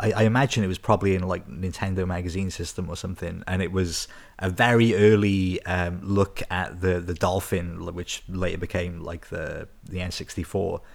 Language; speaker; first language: English; native; English